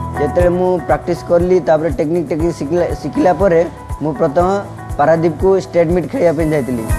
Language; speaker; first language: Odia; non-native, local second language; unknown